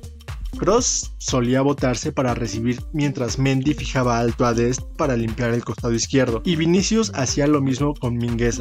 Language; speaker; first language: Spanish; native; Spanish